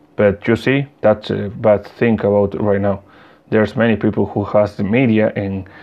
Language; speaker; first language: English; non-native, learner; Spanish